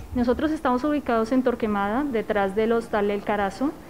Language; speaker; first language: Spanish; native; Spanish